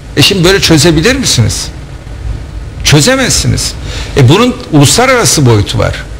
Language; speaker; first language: Turkish; native; Turkish